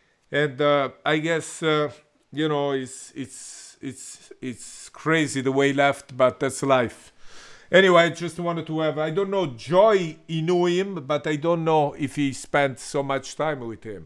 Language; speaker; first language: English; non-native, fluent; Italian